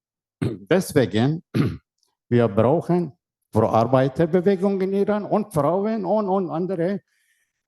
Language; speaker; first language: German; non-native, learner; Persian